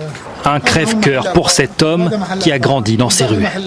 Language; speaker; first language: French; native; French